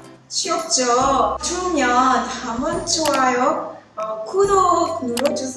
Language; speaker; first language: Korean; non-native, learner; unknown